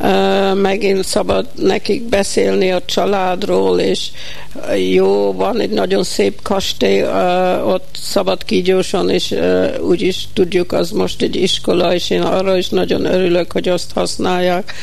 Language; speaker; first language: Hungarian; early bilingual, heritage; Hungarian